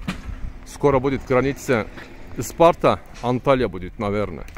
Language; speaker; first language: Russian; non-native, learner; Turkish